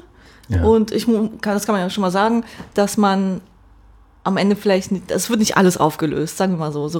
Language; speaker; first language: German; native; German